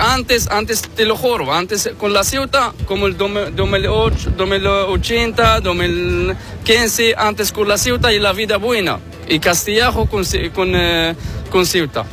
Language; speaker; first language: Spanish; non-native, learner; Arabic